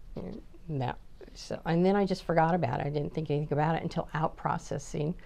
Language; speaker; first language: English; native; English